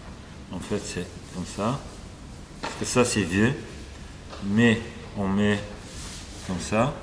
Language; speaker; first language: French; non-native, fluent; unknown